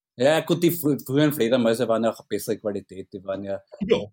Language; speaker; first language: German; native; German